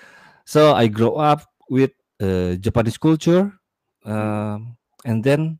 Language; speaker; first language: English; non-native, learner; Indonesian